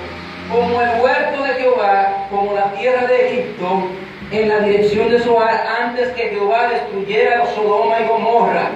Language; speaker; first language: Spanish; native; Spanish